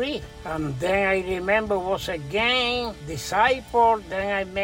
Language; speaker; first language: English; non-native, learner; Spanish